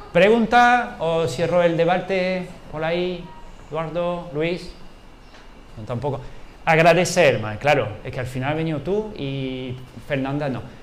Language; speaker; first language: Spanish; non-native, fluent; French